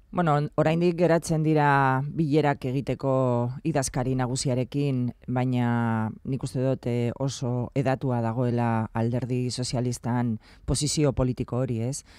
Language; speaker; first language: Basque; non-native, local second language; Spanish